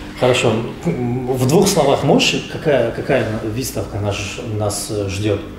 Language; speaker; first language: Russian; non-native, local second language; Tajik